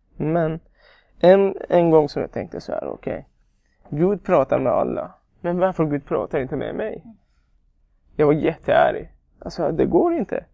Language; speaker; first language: Swedish; non-native, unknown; Persian